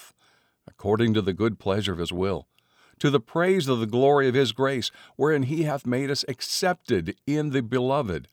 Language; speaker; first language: English; native; English